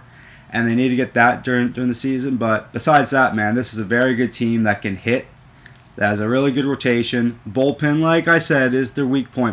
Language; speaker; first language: English; native; English